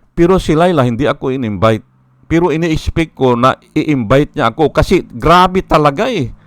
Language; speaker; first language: Filipino; native; Filipino